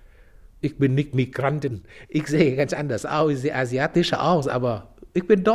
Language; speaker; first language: German; non-native, fluent; Vietnamese